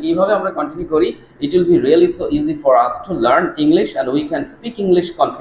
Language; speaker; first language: English; non-native, fluent; Bangla